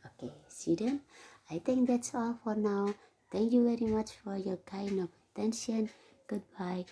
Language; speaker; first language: English; non-native, learner; Indonesian